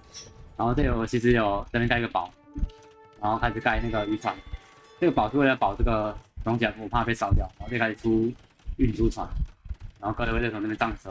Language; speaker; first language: Chinese; native; Chinese